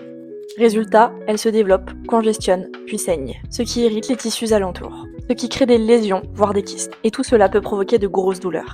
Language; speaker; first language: French; native; French